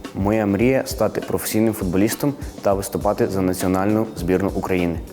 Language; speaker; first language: Ukrainian; native; Ukrainian